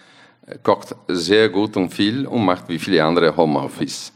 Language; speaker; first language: German; non-native, fluent; Italian